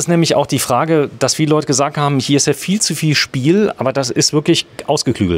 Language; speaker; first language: German; native; German